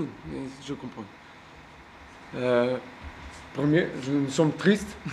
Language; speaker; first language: French; non-native, learner; Portuguese